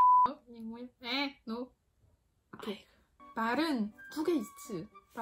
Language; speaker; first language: Korean; non-native, learner; French